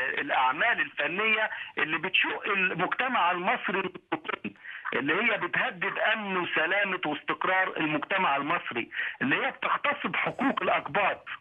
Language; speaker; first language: Arabic; native; Arabic